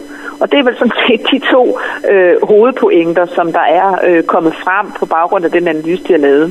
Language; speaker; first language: Danish; native; Danish